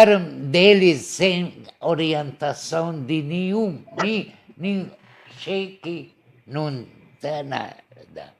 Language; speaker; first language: Portuguese; non-native, learner; Arabic